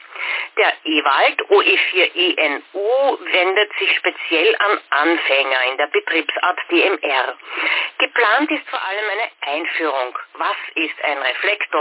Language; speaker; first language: German; native; German